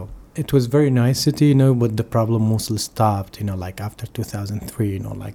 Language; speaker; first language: English; non-native, fluent; Arabic